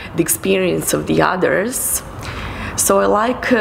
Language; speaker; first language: English; non-native, fluent; Serbian